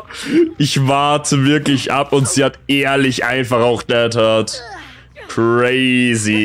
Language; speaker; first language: German; native; German